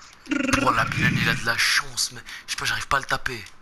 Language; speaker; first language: French; native; French